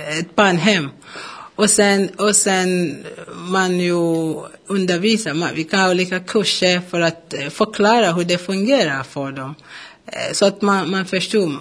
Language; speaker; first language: Swedish; non-native, fluent; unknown